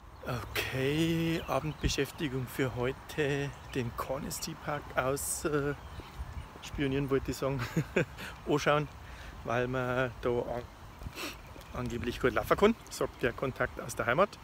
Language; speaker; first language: German; native; German